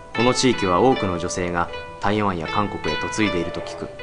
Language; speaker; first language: Japanese; native; Japanese